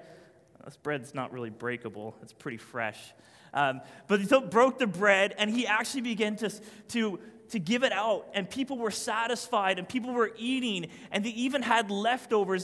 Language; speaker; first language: English; native; English